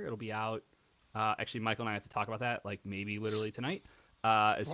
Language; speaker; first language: English; native; English